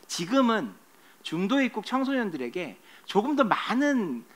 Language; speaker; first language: Korean; native; Korean